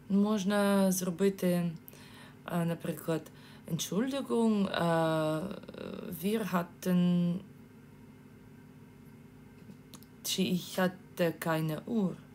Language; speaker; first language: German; non-native, fluent; Ukrainian